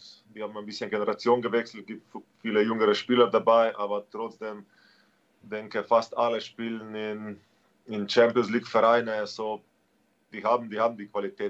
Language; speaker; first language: German; non-native, learner; Slovenian